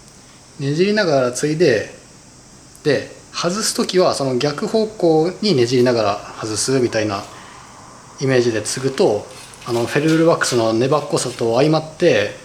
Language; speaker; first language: Japanese; native; Japanese